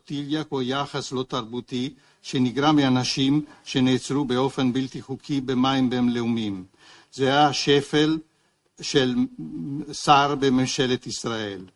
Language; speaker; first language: Hebrew; non-native, fluent; Italian